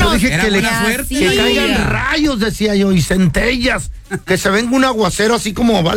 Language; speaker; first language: Spanish; native; Spanish